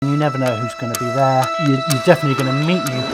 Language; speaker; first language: English; native; English